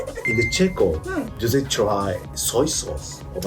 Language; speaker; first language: English; non-native, learner; Japanese